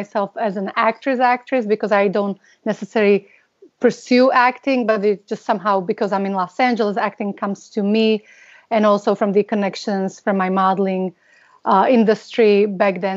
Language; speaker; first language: English; non-native, fluent; Slovak